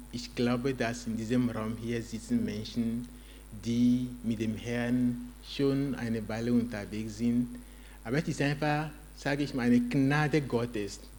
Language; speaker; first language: German; non-native, fluent; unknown